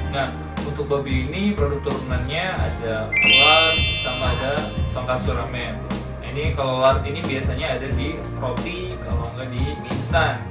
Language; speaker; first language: Indonesian; native; Indonesian